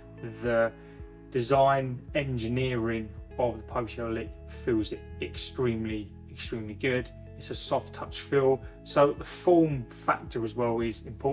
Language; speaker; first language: English; native; English